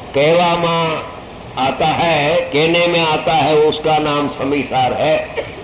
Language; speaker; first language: Hindi; non-native, local second language; Gujarati